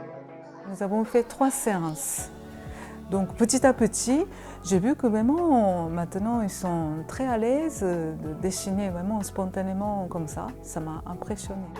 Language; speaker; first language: French; non-native, fluent; Japanese